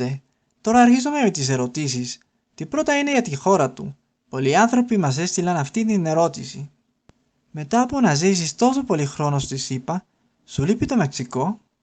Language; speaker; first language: Greek; non-native, learner; Spanish